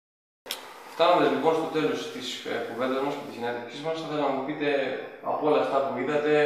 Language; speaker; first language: Greek; native; Greek